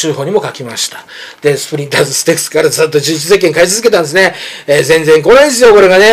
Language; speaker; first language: Japanese; native; Japanese